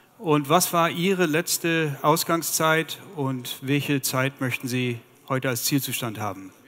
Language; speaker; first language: German; non-native, fluent; English